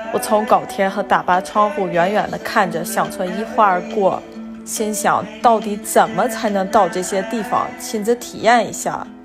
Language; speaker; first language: Chinese; non-native, fluent; English